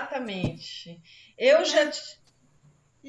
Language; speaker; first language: Portuguese; native; Portuguese